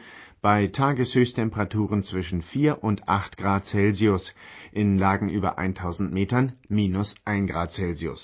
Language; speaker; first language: German; native; German